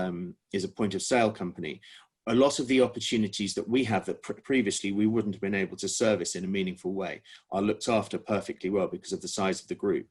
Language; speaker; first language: English; native; English